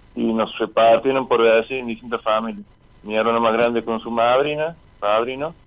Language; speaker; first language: Spanish; native; Spanish